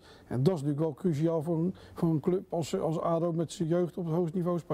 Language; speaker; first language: Dutch; native; Dutch